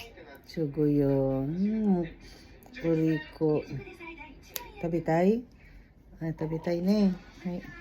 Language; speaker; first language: Japanese; non-native, learner; Filipino